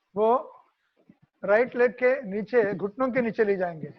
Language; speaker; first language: Hindi; non-native, local second language; Marathi